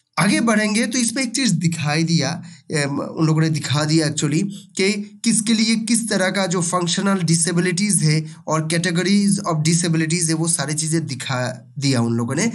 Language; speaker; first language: Hindi; non-native, local second language; Bangla